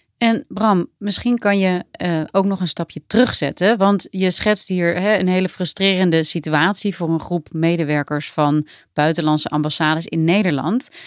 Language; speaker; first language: Dutch; native; Dutch